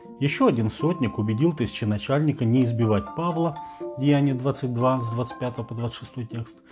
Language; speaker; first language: Russian; native; Russian